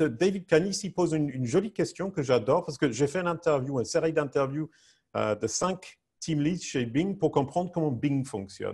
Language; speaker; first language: French; non-native, fluent; English